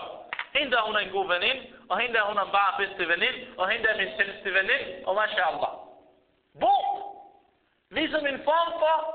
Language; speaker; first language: Danish; early bilingual, other home language; Arabic